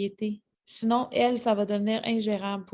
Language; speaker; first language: French; native; French